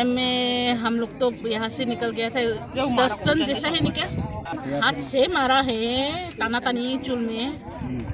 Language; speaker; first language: Hindi; non-native, local second language; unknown